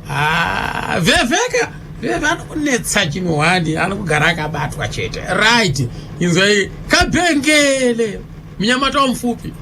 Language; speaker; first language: Shona; native; Shona